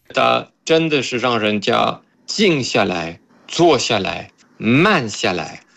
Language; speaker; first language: Chinese; non-native, fluent; French